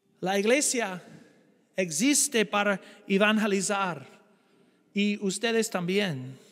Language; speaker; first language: Spanish; non-native, fluent; English